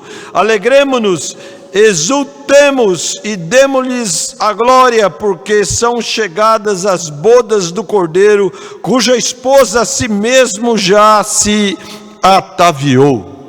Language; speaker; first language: Portuguese; native; Portuguese